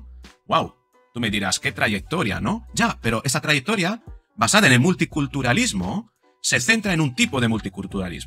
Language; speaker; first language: Spanish; native; Spanish